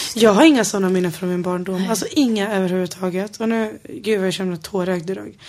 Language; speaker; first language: Swedish; early bilingual, other home language; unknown